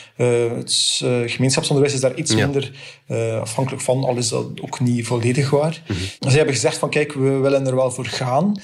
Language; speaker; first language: Dutch; native; Dutch